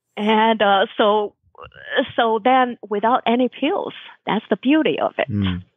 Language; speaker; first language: English; non-native, fluent; Chinese